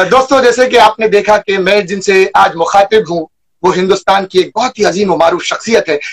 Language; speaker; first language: Hindi; native; Hindi